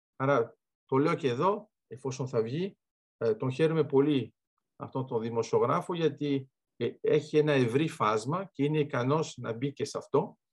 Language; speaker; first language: Greek; early bilingual, heritage; Greek